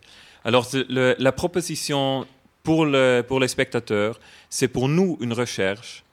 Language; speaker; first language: French; non-native, fluent; German